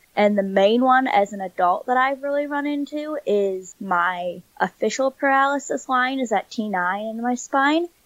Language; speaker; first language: English; native; English